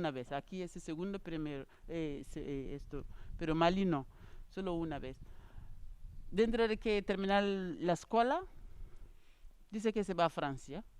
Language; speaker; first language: Spanish; non-native, learner; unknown